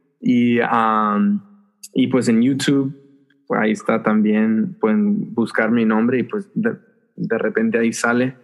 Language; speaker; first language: Spanish; early bilingual, heritage; Spanish